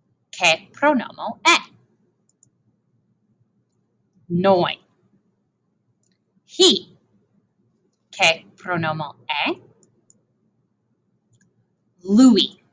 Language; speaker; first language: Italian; non-native, fluent; English